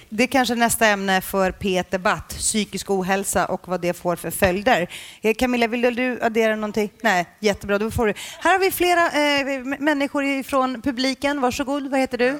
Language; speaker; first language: Swedish; native; Swedish